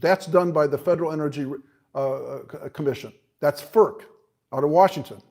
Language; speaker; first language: English; native; English